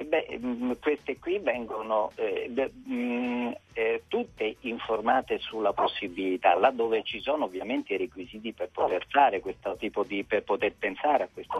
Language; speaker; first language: Italian; native; Italian